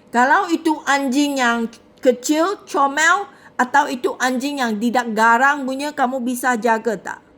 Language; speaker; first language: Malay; non-native, local second language; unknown